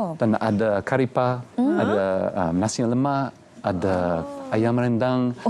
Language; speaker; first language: Malay; non-native, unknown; English